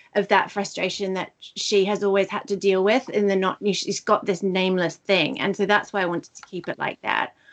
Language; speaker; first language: English; native; English